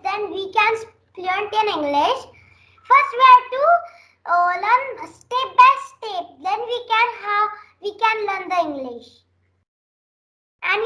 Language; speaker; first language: English; non-native, learner; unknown